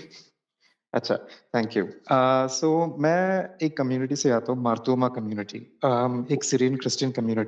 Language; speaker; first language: Hindi; non-native, local second language; Malayalam